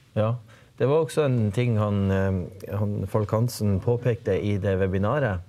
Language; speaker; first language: Norwegian; native; Norwegian